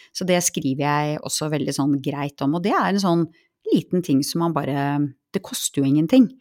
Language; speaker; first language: Norwegian; native; Norwegian